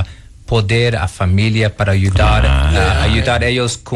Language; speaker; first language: Spanish; non-native, learner; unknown